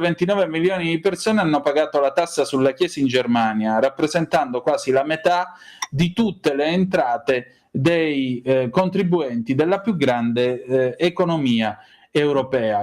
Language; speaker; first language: Italian; native; Italian